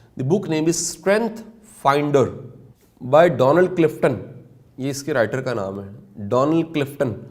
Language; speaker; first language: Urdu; non-native, local second language; Punjabi